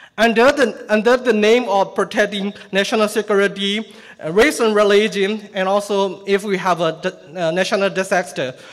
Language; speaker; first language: English; non-native, fluent; Burmese